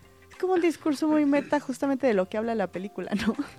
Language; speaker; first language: Spanish; native; Spanish